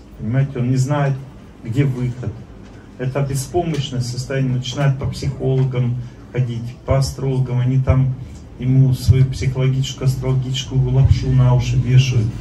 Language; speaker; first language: Russian; native; Russian